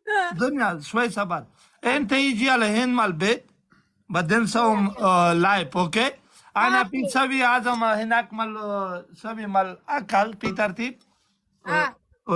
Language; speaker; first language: Arabic; non-native, learner; Pashto